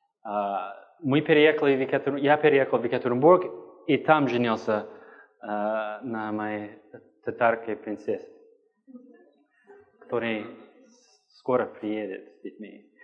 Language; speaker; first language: Russian; non-native, fluent; English